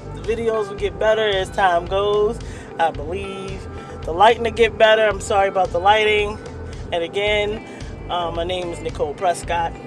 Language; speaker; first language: English; native; English